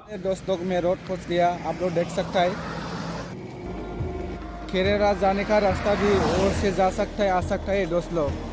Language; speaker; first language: Hindi; non-native, local second language; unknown